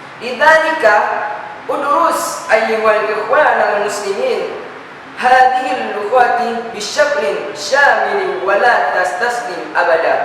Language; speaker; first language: Arabic; non-native, learner; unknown